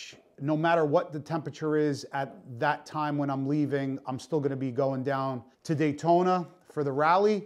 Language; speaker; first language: English; native; English